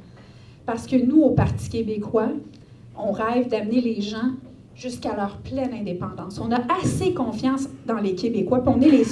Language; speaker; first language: French; native; French